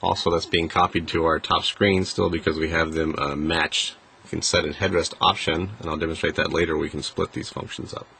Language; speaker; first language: English; native; English